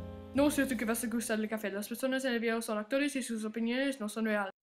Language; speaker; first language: Spanish; non-native, learner; English